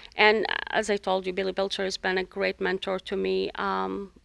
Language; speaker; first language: English; non-native, fluent; Arabic